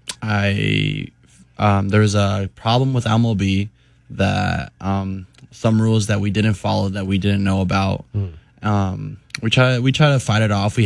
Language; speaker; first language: English; native; English